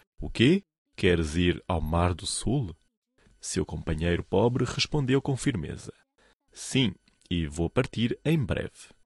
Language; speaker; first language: Portuguese; non-native, fluent; Chinese